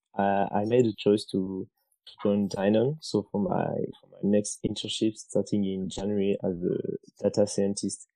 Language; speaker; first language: English; non-native, fluent; French